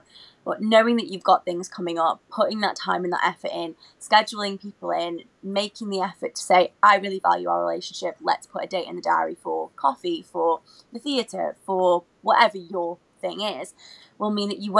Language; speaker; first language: English; native; English